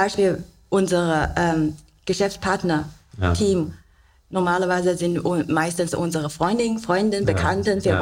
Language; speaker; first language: German; non-native, learner; Chinese